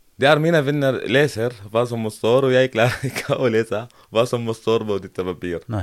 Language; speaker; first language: Norwegian; non-native, learner; Arabic